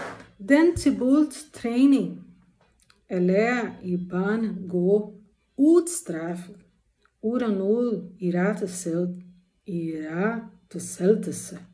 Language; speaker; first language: Danish; non-native, learner; Portuguese